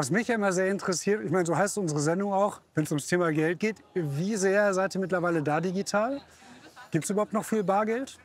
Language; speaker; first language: German; native; German